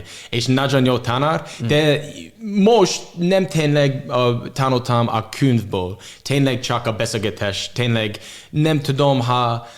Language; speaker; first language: Hungarian; non-native, learner; English